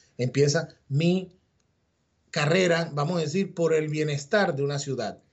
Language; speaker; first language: Spanish; native; Spanish